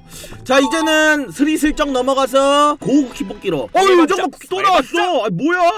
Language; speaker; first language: Korean; native; Korean